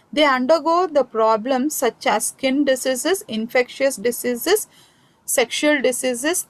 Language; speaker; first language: English; non-native, local second language; Kannada